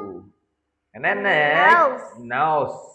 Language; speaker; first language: English; non-native, learner; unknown